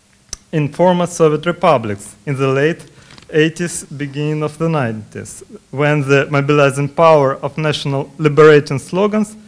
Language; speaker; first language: English; non-native, fluent; Russian